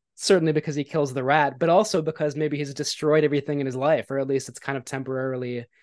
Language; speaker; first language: English; native; English